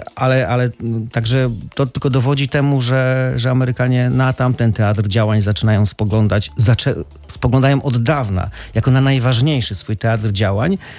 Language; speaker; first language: Polish; native; Polish